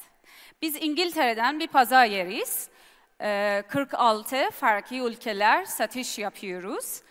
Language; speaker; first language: Turkish; non-native, learner; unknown